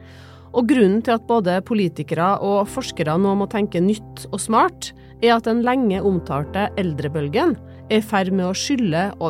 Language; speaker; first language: Norwegian; native; Norwegian